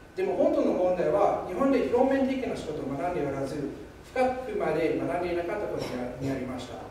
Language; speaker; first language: Japanese; non-native, fluent; English